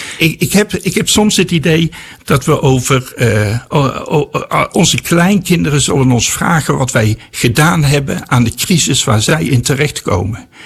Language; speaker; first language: Dutch; native; Dutch